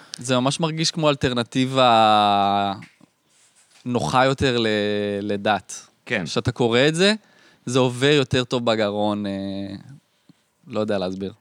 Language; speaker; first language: Hebrew; native; Hebrew